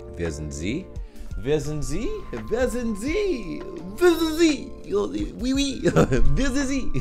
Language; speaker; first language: German; non-native, learner; English